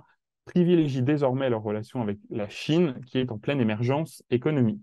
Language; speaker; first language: French; native; French